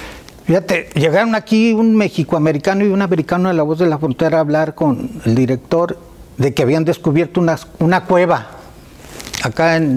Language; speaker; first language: Spanish; native; Spanish